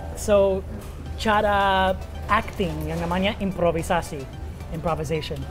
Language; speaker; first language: Indonesian; non-native, fluent; English